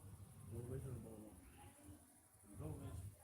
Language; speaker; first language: Spanish; non-native, learner; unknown